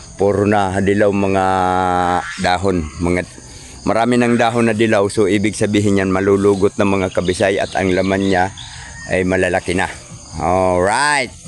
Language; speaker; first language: Filipino; non-native, local second language; Cebuano